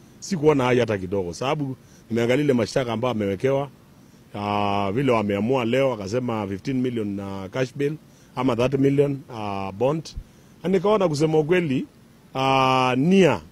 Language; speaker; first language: Swahili; non-native, local second language; Kamba